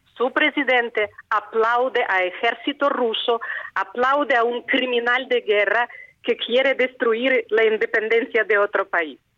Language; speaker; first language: Spanish; non-native, fluent; Ukrainian